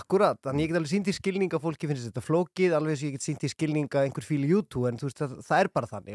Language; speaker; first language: Icelandic; native; Icelandic